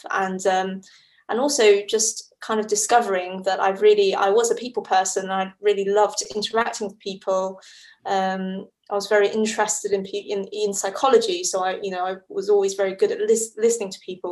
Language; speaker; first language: English; early bilingual, other home language; Chinese